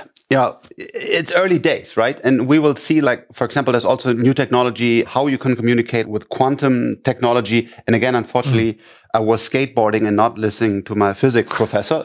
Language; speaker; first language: English; non-native, fluent; German